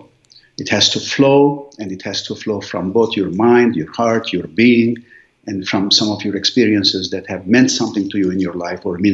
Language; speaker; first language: English; non-native, fluent; Arabic